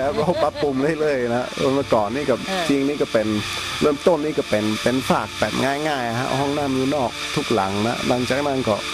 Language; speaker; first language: Thai; non-native, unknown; English